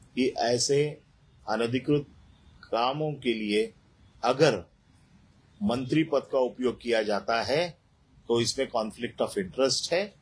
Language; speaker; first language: Hindi; non-native, local second language; Marathi